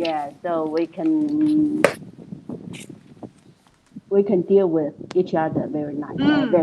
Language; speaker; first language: English; non-native, learner; Chinese